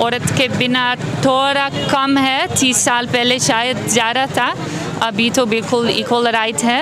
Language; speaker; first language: Hindi; non-native, learner; Dutch